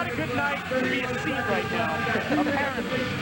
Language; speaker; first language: English; native; English